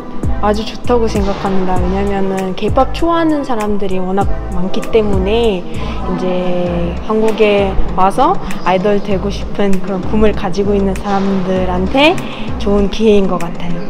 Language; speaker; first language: Korean; non-native, fluent; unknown